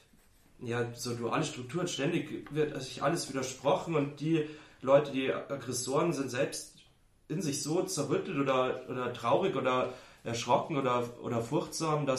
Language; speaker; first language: German; native; German